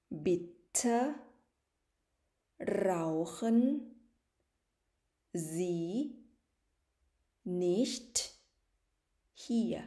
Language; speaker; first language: German; non-native, fluent; Thai